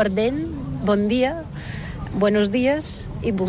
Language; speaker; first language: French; non-native, learner; Bulgarian